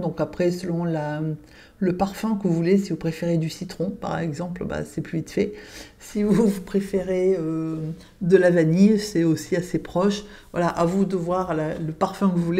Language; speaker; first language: French; native; French